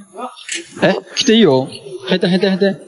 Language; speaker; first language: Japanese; non-native, fluent; Chinese